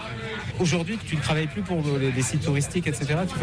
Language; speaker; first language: French; native; French